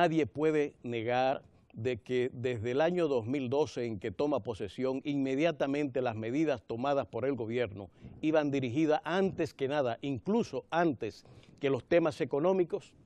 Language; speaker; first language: Spanish; native; Spanish